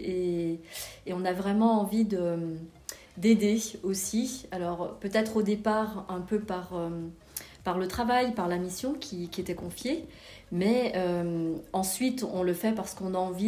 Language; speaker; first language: French; native; French